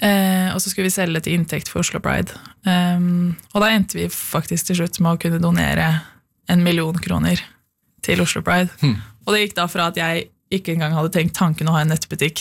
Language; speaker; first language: Norwegian; native; Norwegian